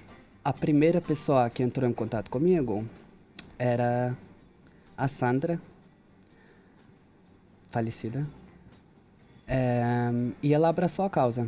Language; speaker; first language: Portuguese; non-native, fluent; Hebrew